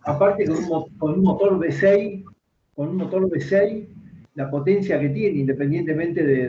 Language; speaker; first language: Spanish; native; Spanish